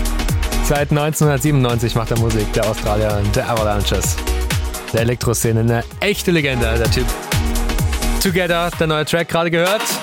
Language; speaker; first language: German; native; German